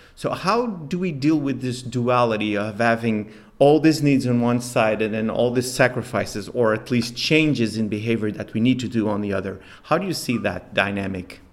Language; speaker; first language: English; non-native, fluent; Spanish